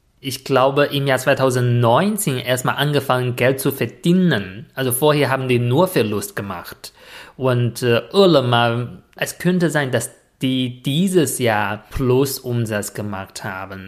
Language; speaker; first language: German; non-native, fluent; Chinese